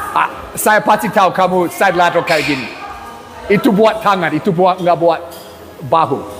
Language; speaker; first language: Indonesian; non-native, learner; English